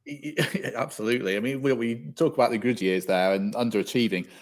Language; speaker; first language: English; native; English